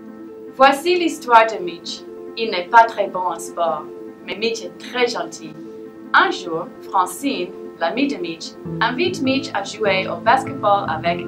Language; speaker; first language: French; non-native, learner; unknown